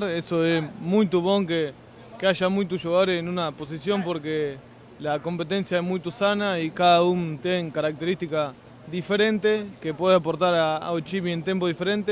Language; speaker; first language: Portuguese; non-native, learner; Spanish